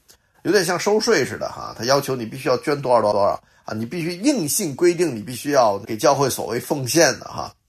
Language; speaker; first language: Chinese; native; Chinese